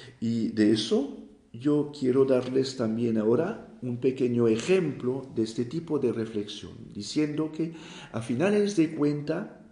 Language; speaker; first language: Spanish; non-native, fluent; French